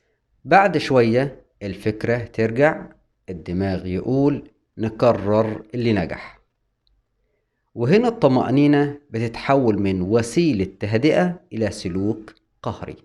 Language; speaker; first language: Arabic; native; Arabic